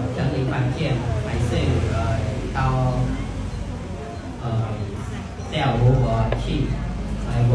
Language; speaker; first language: Chinese; non-native, learner; Khmer